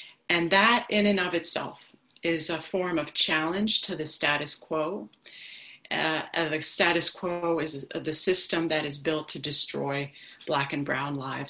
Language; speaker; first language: English; native; English